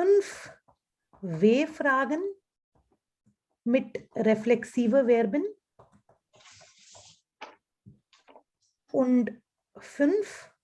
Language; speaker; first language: German; non-native, fluent; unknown